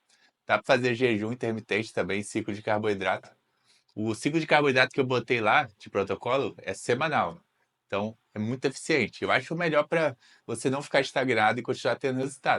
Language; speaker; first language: Portuguese; native; Portuguese